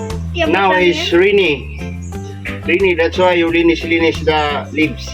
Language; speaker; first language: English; non-native, local second language; Filipino